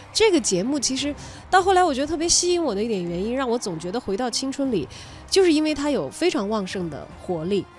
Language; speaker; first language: Chinese; native; Chinese